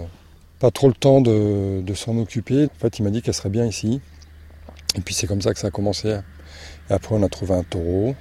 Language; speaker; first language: French; native; French